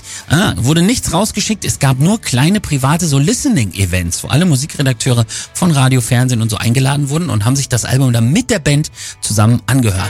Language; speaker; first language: German; native; German